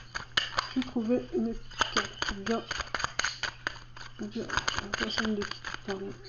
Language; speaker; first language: French; native; French